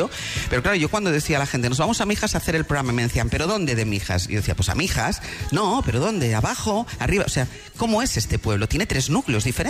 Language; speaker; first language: Spanish; native; Spanish